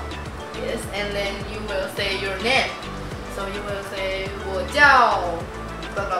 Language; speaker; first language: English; non-native, learner; Chinese